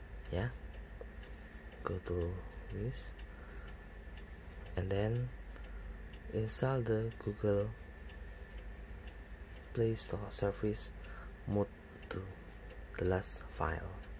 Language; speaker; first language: English; non-native, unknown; Indonesian